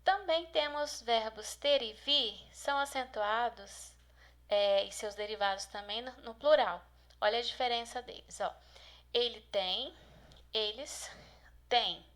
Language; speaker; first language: Portuguese; native; Portuguese